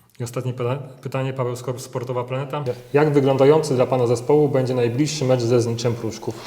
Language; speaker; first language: Polish; native; Polish